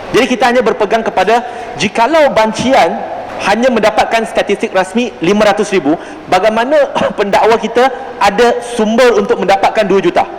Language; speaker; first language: Malay; non-native, local second language; Chinese